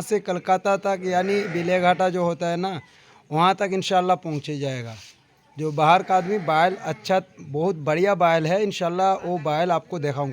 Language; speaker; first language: Hindi; non-native, local second language; Bangla